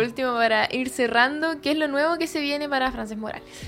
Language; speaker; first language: Spanish; native; Spanish